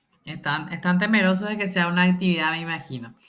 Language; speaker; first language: Spanish; native; Spanish